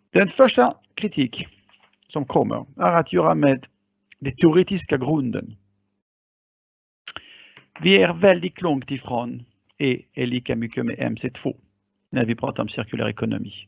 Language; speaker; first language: Swedish; non-native, fluent; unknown